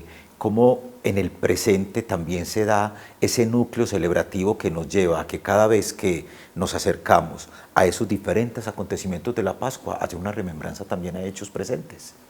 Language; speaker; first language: Spanish; native; Spanish